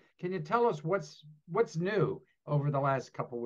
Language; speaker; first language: English; native; English